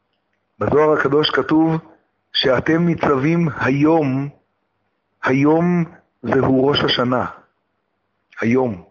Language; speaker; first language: Hebrew; native; Hebrew